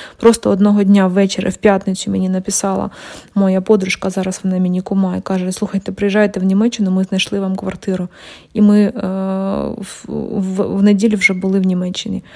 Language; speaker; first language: Ukrainian; non-native, local second language; Russian